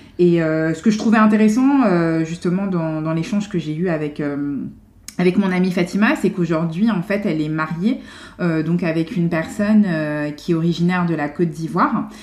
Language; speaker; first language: French; native; French